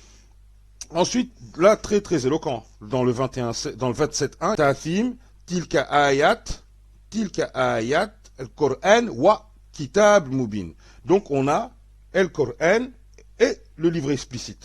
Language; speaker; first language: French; native; French